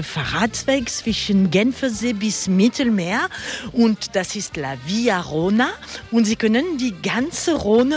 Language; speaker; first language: German; non-native, fluent; French